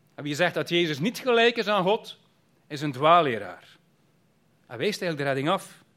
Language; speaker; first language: Dutch; native; Dutch